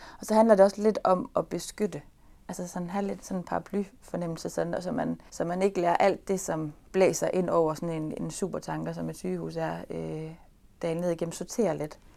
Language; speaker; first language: Danish; native; Danish